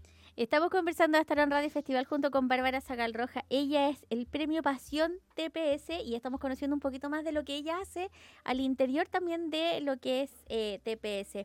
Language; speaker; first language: Spanish; native; Spanish